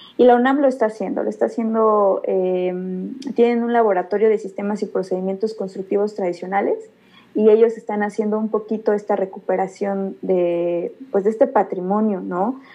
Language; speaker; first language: Spanish; native; Spanish